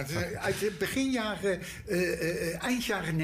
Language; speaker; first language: Dutch; native; Dutch